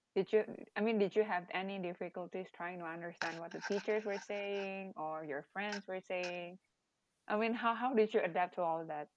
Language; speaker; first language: English; non-native, fluent; Indonesian